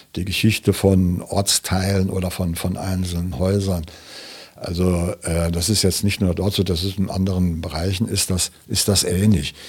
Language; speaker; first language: German; native; German